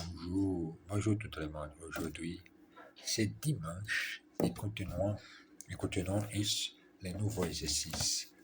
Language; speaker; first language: French; non-native, learner; German